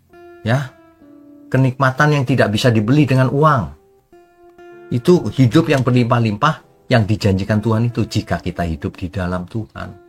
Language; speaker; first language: Indonesian; native; Indonesian